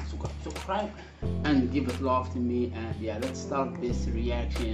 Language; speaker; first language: English; non-native, learner; Arabic